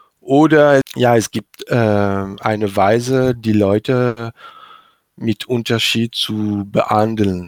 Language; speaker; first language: German; non-native, learner; French